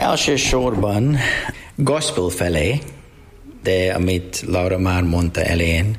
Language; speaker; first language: Hungarian; non-native, learner; English